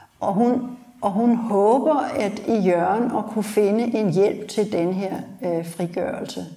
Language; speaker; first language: Danish; native; Danish